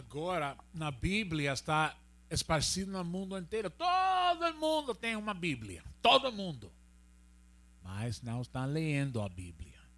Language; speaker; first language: Portuguese; non-native, learner; Spanish